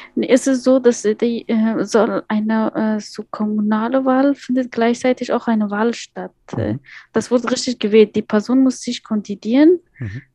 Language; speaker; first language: German; non-native, fluent; Persian